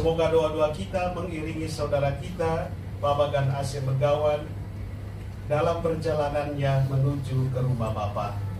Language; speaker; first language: Indonesian; native; Indonesian